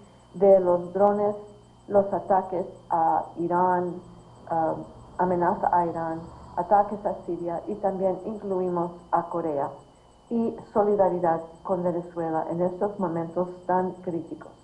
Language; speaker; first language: Spanish; early bilingual, heritage; Spanish